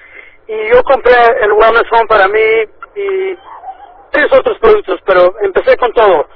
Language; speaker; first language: Spanish; early bilingual, heritage; Spanish